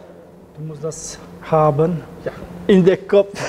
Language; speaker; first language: German; non-native, learner; Albanian